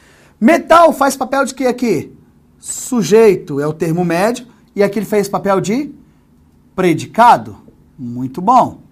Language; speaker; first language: Portuguese; native; Portuguese